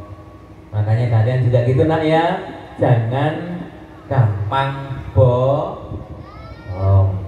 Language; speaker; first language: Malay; non-native, local second language; Javanese